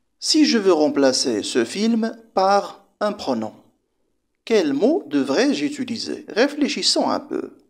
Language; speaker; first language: French; non-native, local second language; Arabic